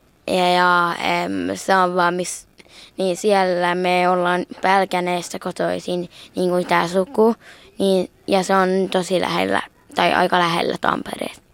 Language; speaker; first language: Finnish; early bilingual, heritage; Finnish